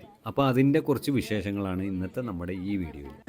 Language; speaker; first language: Malayalam; native; Malayalam